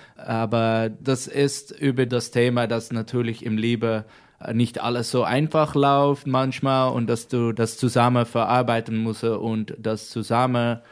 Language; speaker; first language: German; non-native, learner; Dutch